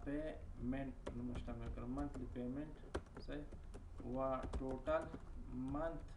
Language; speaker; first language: Persian; non-native, local second language; Pashto